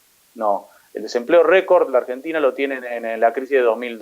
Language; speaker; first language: Spanish; native; Spanish